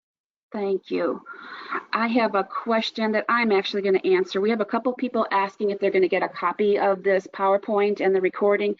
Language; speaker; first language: English; native; English